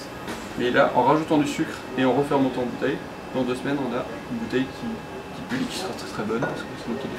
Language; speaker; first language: French; native; French